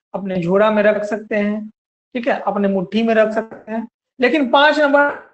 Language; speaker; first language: Hindi; native; Hindi